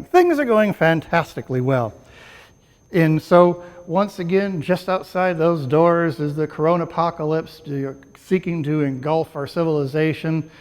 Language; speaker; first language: English; native; English